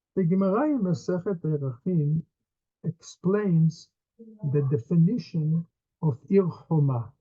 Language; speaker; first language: English; non-native, fluent; Hebrew